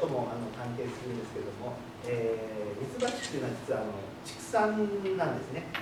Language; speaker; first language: Japanese; native; Japanese